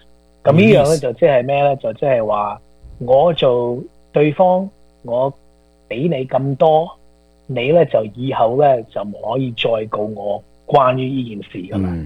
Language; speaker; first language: Chinese; early bilingual, heritage; Cantonese